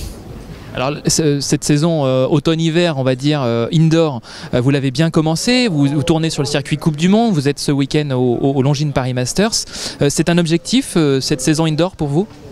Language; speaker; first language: French; native; French